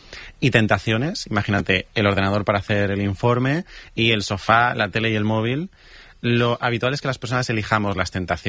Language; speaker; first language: Spanish; native; Spanish